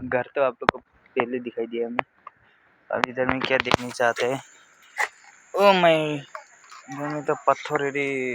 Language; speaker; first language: Hindi; non-native, learner; Nepali